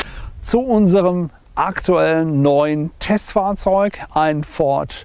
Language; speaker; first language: German; native; German